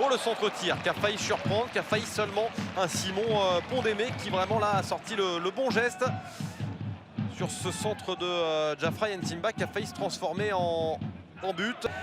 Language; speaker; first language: French; native; French